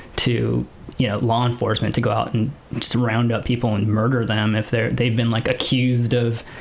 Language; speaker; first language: English; early bilingual, other home language; Filipino